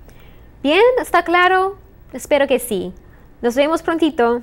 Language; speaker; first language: Spanish; non-native, fluent; English